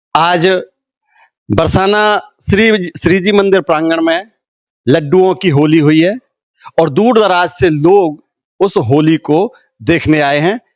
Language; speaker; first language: Hindi; native; Hindi